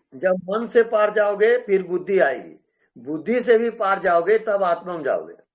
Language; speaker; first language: Hindi; native; Hindi